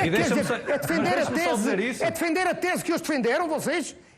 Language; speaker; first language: Portuguese; native; Portuguese